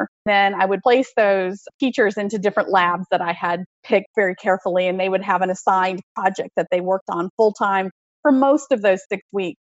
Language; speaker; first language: English; native; English